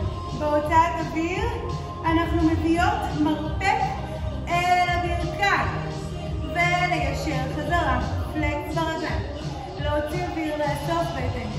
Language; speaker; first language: Hebrew; native; Hebrew